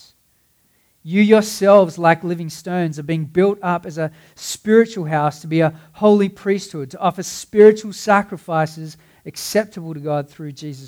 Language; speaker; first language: English; native; English